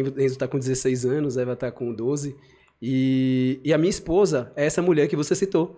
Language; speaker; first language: Portuguese; native; Portuguese